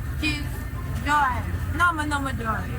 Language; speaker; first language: Korean; non-native, learner; Filipino